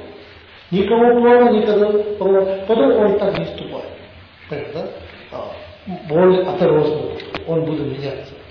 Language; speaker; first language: Russian; non-native, learner; Tibetan